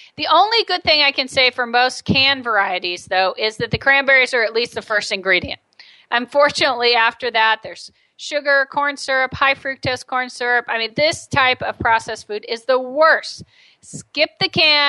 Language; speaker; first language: English; native; English